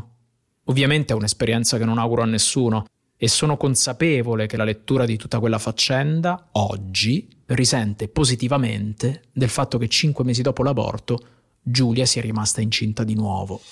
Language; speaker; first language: Italian; native; Italian